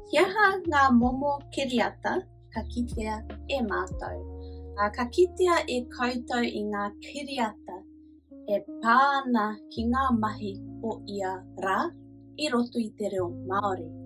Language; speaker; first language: Māori; non-native, local second language; English